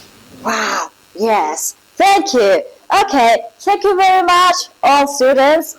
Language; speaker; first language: English; non-native, learner; Mongolian